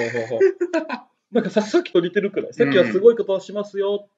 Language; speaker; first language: Japanese; native; Japanese